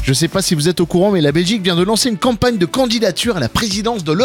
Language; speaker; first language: French; native; French